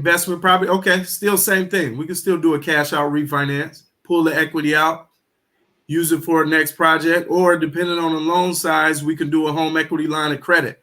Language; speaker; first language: English; native; English